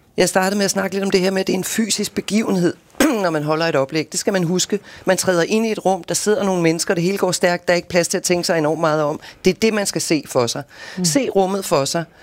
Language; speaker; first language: Danish; native; Danish